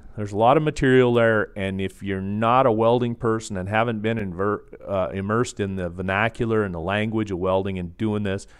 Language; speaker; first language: English; native; English